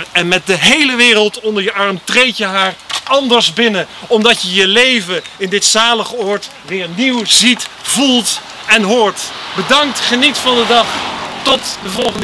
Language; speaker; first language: Dutch; native; Dutch